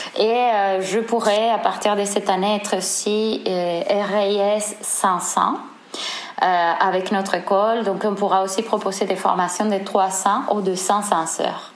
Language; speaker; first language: French; non-native, fluent; Spanish